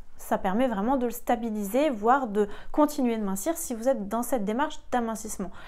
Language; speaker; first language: French; native; French